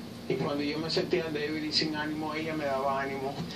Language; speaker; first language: Spanish; early bilingual, heritage; Spanish